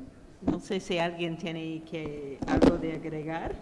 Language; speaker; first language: Spanish; non-native, fluent; English